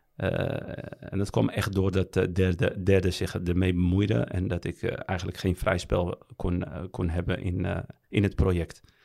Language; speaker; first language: Dutch; early bilingual, other home language; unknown